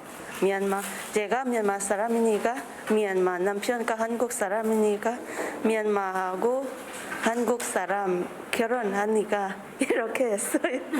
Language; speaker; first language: Korean; non-native, learner; Burmese